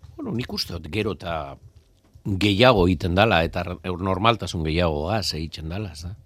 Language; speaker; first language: Basque; non-native, local second language; Spanish